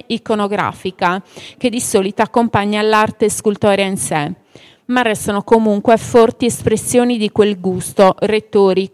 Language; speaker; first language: Italian; native; Italian